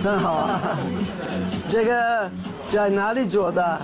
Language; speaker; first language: Chinese; non-native, learner; Finnish